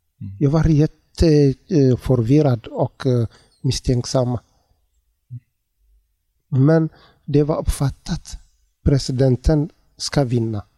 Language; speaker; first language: Swedish; non-native, learner; Tigrinya